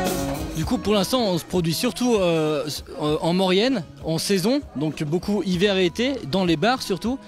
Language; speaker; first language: French; native; French